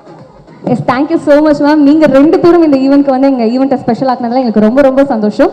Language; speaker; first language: Tamil; native; Tamil